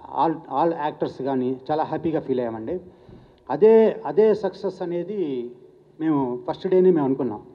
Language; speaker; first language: Telugu; native; Telugu